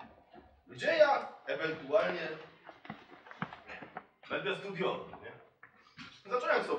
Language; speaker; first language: Polish; non-native, fluent; Kurdish